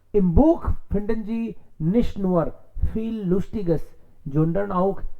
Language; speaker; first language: German; non-native, fluent; Hindi